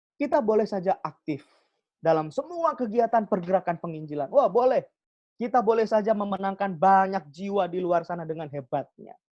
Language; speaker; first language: Indonesian; non-native, local second language; Javanese